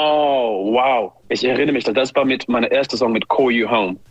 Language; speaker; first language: German; non-native, learner; English